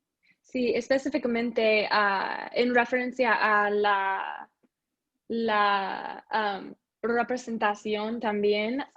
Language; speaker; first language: Spanish; non-native, learner; English